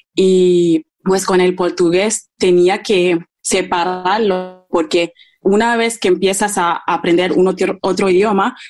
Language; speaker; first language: Spanish; non-native, fluent; German